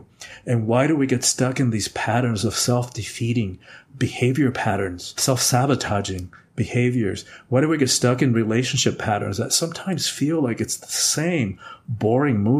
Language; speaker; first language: English; early bilingual, other home language; Spanish